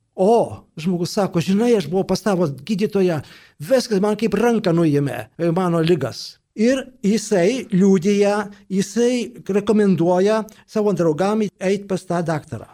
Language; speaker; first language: Lithuanian; native; Lithuanian